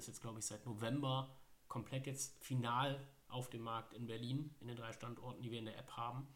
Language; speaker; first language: German; native; German